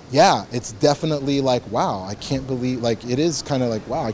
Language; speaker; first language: English; native; English